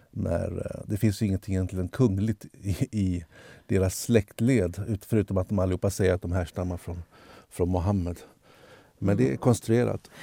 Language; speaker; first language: Swedish; native; Swedish